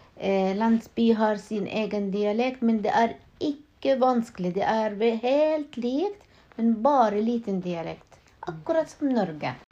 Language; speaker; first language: Norwegian; non-native, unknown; Arabic